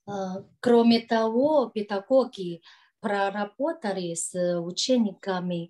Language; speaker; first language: Russian; non-native, learner; Chinese